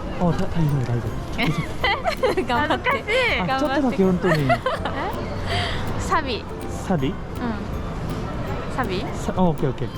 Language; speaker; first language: Japanese; non-native, learner; Korean